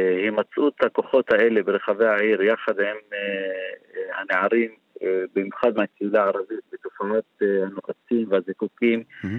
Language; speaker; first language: Hebrew; non-native, local second language; Arabic